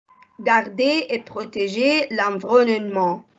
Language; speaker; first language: French; non-native, fluent; Arabic